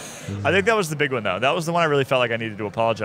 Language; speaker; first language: English; native; English